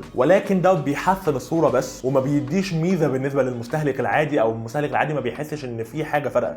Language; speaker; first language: Arabic; native; Arabic